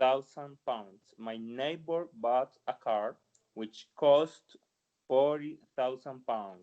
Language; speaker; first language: English; non-native, learner; Spanish